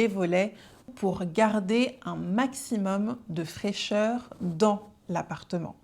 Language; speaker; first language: French; native; French